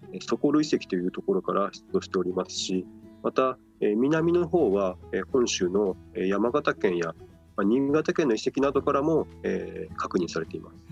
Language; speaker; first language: Japanese; native; Japanese